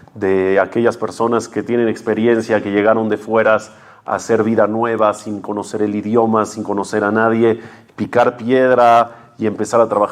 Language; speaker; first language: Spanish; native; Spanish